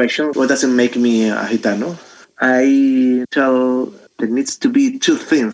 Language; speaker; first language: English; non-native, fluent; Spanish